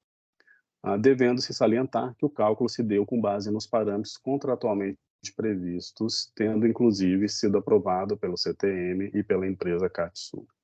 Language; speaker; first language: Portuguese; native; Portuguese